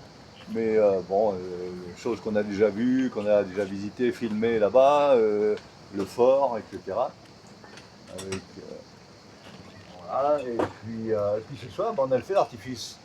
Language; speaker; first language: French; native; French